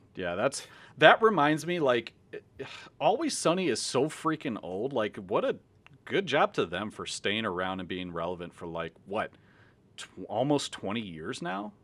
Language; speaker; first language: English; native; English